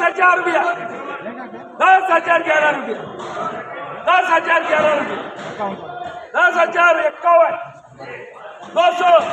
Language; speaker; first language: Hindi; non-native, local second language; Marathi